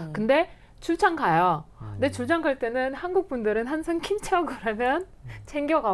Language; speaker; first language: Korean; non-native, fluent; Russian